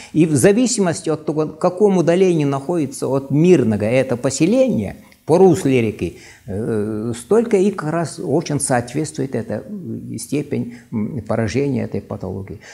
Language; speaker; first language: Russian; non-native, local second language; Yakut